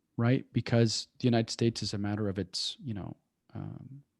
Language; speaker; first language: English; early bilingual, other home language; Persian